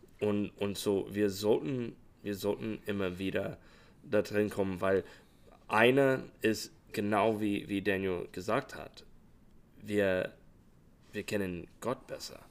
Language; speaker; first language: German; non-native, fluent; English